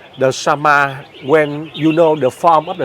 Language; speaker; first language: English; non-native, learner; Vietnamese